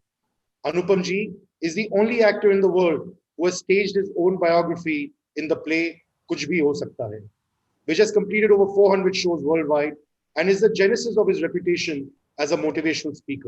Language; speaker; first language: English; non-native, local second language; Hindi